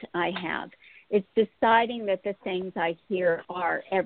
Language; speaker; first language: English; native; English